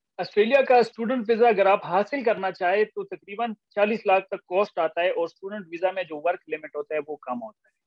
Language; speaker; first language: Urdu; non-native, local second language; Pashto